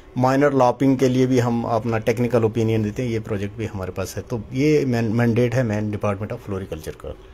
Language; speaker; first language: Hindi; non-native, local second language; Kashmiri